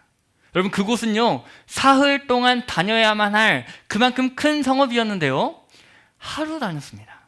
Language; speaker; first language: Korean; native; Korean